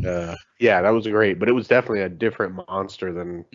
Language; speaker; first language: English; native; English